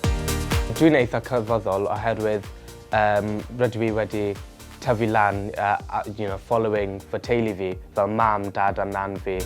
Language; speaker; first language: Welsh; non-native, local second language; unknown